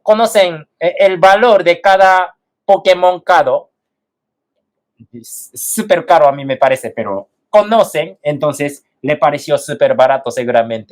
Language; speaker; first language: Spanish; non-native, fluent; Japanese